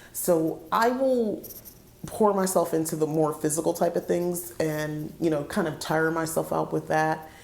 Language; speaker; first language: English; native; English